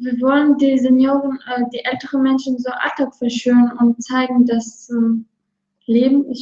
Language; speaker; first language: German; non-native, learner; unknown